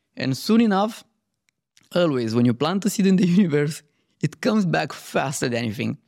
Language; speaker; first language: English; non-native, fluent; Romanian